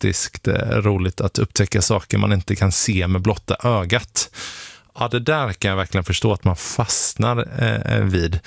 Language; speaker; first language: Swedish; native; Swedish